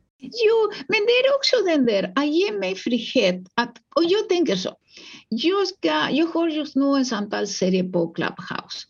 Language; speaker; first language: Swedish; non-native, fluent; Spanish